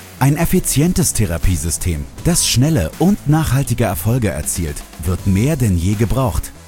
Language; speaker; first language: German; native; German